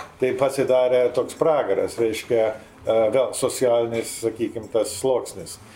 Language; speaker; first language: Lithuanian; early bilingual, heritage; Lithuanian